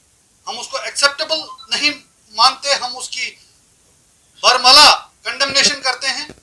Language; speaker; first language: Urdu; non-native, local second language; Kashmiri